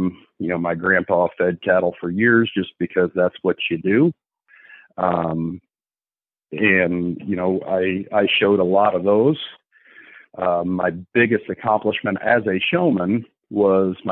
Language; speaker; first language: English; native; English